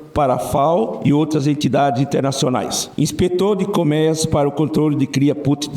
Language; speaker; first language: Portuguese; native; Portuguese